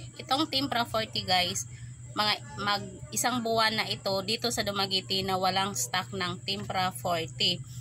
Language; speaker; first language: Filipino; non-native, local second language; Cebuano